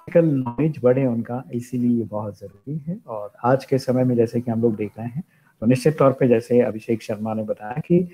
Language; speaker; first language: Hindi; native; Hindi